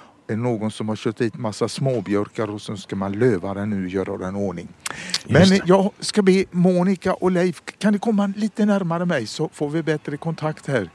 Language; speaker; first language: Swedish; native; Swedish